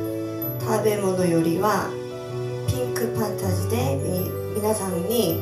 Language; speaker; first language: Japanese; non-native, learner; Korean